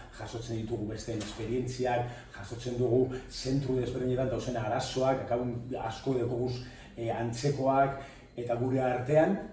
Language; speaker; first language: Basque; native; Basque